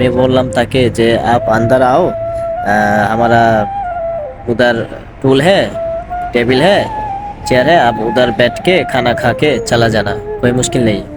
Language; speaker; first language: Hindi; non-native, fluent; Bangla